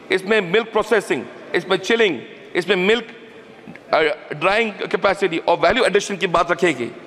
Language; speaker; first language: Hindi; native; Hindi